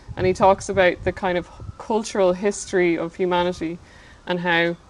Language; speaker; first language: English; native; English